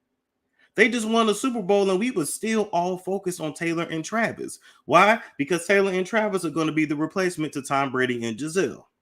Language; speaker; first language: English; native; English